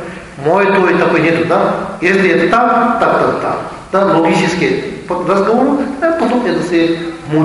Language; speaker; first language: Russian; non-native, learner; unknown